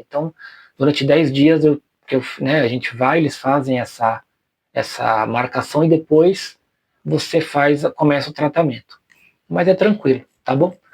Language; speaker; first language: Portuguese; native; Portuguese